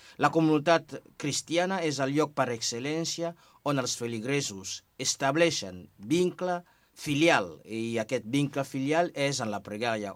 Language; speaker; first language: Catalan; non-native, fluent; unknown